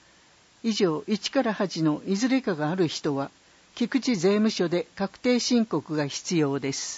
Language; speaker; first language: Japanese; native; Japanese